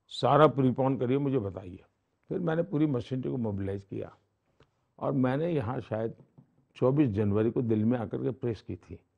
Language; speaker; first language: Hindi; non-native, local second language; Gujarati